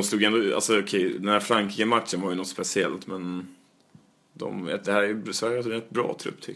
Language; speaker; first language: Swedish; native; Swedish